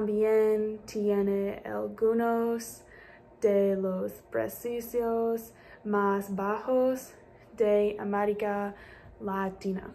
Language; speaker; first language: Spanish; non-native, learner; English